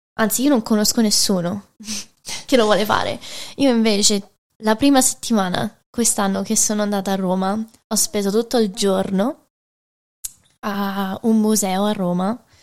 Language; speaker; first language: Italian; early bilingual, heritage; English